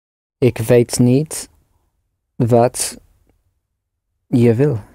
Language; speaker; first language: Dutch; non-native, learner; English